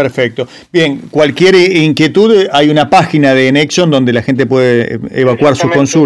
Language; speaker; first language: Spanish; native; Spanish